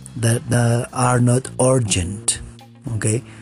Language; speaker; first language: English; non-native, fluent; Spanish